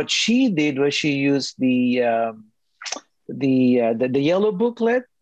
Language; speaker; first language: English; non-native, local second language; Filipino